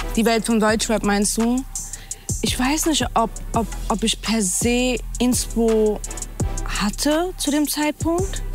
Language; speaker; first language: German; early bilingual, other home language; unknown